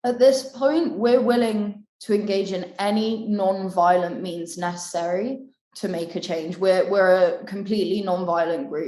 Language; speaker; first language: English; native; English